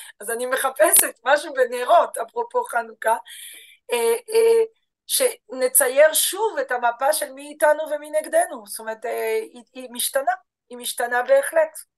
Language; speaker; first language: Hebrew; non-native, fluent; French